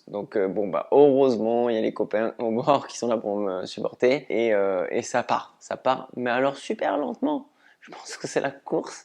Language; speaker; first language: French; native; French